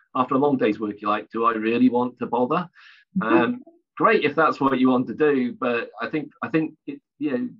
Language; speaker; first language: English; native; English